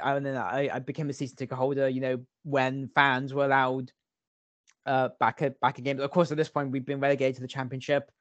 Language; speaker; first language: English; native; English